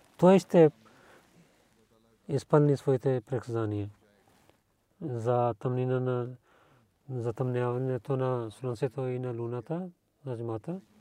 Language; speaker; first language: Bulgarian; non-native, learner; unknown